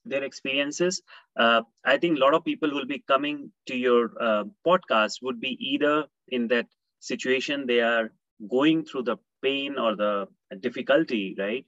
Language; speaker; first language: English; non-native, local second language; Hindi